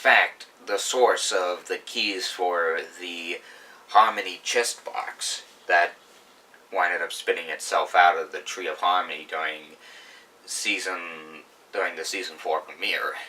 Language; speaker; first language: English; native; English